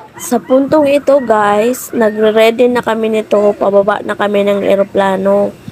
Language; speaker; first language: Filipino; non-native, local second language; Hiligaynon